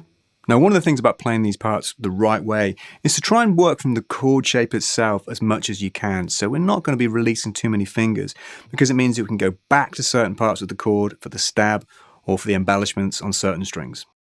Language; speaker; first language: English; native; English